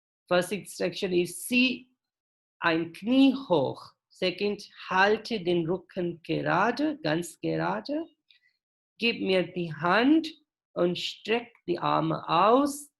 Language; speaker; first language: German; non-native, fluent; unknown